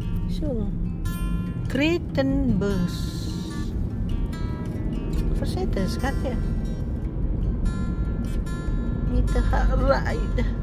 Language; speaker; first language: Dutch; non-native, learner; Indonesian